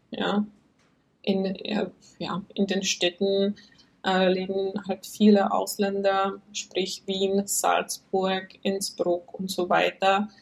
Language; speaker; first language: German; non-native, fluent; Czech